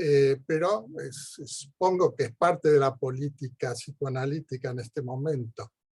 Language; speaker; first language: Spanish; early bilingual, heritage; Spanish